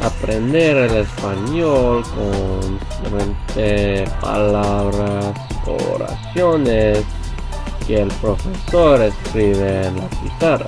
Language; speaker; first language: Spanish; non-native, learner; English